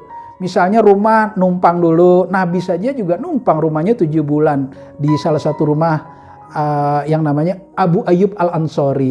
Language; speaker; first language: Indonesian; native; Indonesian